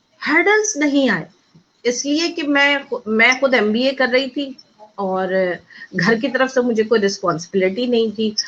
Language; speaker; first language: Urdu; native; Urdu